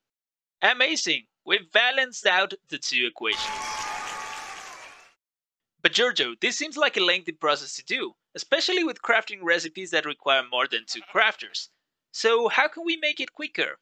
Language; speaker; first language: English; non-native, fluent; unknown